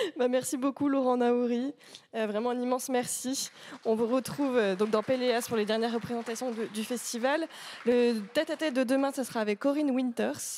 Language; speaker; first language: French; native; French